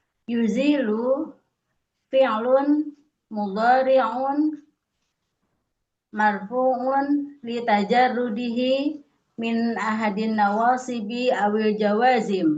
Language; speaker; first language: Arabic; non-native, learner; Indonesian